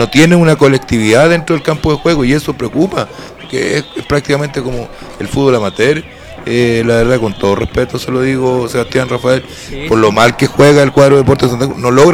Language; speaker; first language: Spanish; native; Spanish